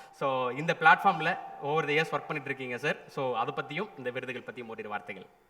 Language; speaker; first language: Tamil; native; Tamil